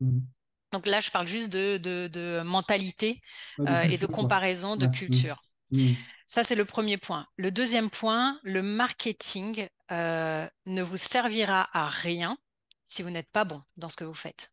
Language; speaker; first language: French; native; French